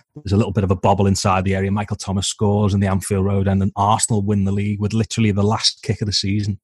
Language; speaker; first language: English; native; English